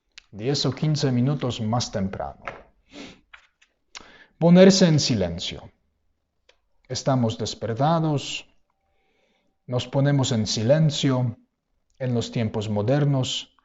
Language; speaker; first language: Spanish; non-native, fluent; Polish